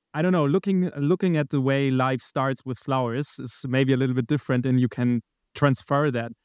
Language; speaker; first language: English; non-native, fluent; German